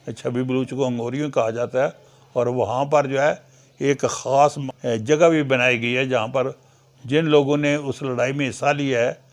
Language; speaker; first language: Urdu; non-native, local second language; Punjabi